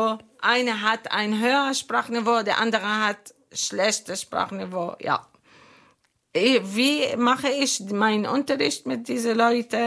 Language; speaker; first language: German; non-native, fluent; Arabic